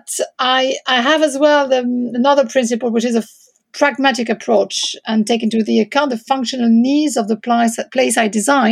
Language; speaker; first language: English; non-native, fluent; French